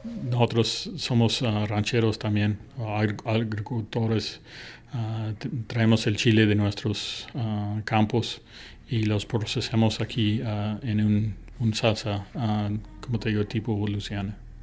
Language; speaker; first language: Spanish; early bilingual, other home language; English